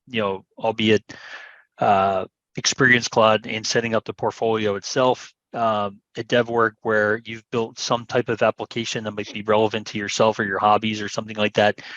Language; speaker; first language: English; native; English